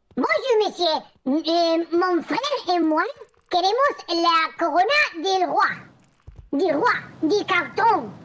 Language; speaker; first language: French; non-native, learner; Spanish